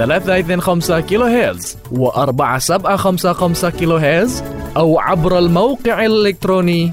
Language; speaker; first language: Arabic; non-native, fluent; Indonesian